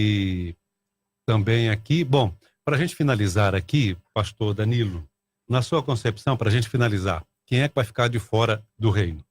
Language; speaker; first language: Portuguese; native; Portuguese